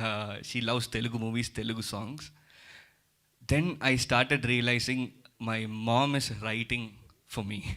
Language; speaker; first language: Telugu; early bilingual, heritage; Telugu